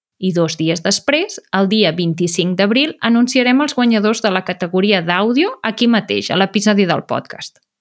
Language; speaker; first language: Catalan; native; Catalan